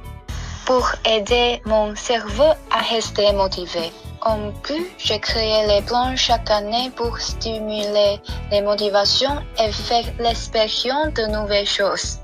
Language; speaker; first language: French; non-native, fluent; Chinese